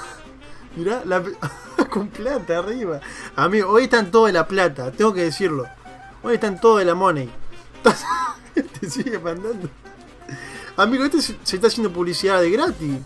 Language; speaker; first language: Spanish; native; Spanish